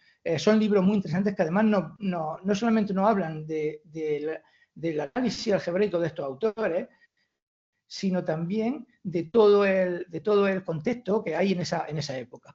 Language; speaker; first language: Spanish; native; Spanish